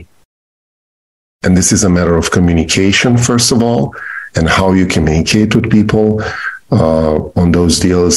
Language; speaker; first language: English; non-native, fluent; Romanian